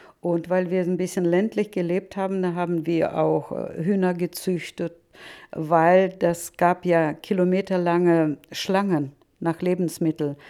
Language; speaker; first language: German; non-native, fluent; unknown